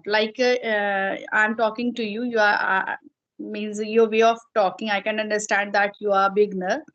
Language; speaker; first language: English; non-native, fluent; Hindi